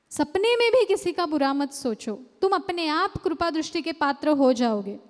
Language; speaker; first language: Hindi; non-native, local second language; Marathi